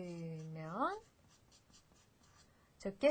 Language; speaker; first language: Korean; non-native, fluent; Russian